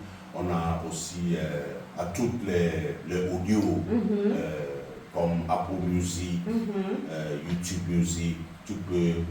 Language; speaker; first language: French; non-native, local second language; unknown